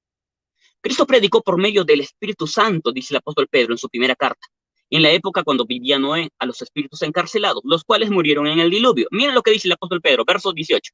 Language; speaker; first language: Spanish; native; Spanish